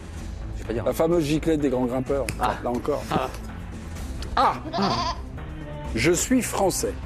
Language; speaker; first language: French; native; French